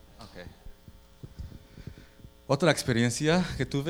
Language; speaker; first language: Spanish; early bilingual, heritage; Spanish